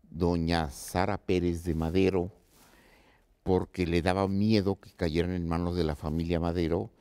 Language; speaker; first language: Spanish; native; Spanish